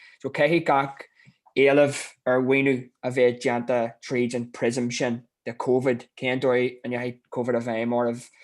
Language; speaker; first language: Irish; native; Irish